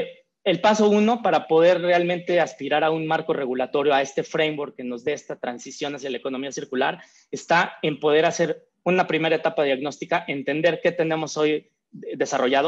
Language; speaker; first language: Spanish; native; Spanish